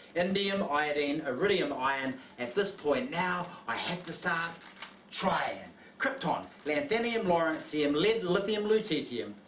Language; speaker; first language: English; native; English